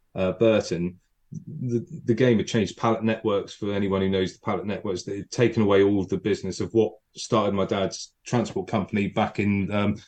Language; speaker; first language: English; native; English